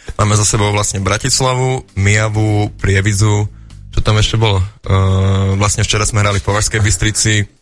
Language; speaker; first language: Slovak; native; Slovak